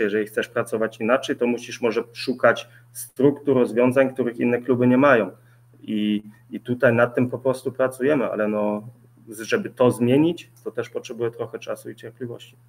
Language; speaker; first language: Polish; early bilingual, heritage; Polish